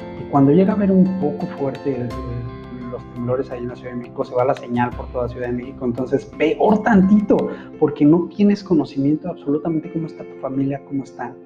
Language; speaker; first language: Spanish; native; Spanish